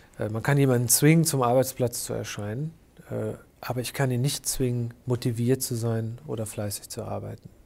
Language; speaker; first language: German; native; German